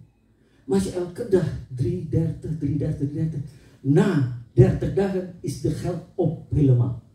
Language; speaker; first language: Dutch; non-native, learner; Indonesian